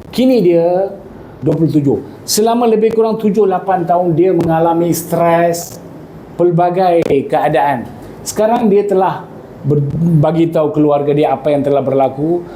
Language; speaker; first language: Malay; non-native, local second language; Tamil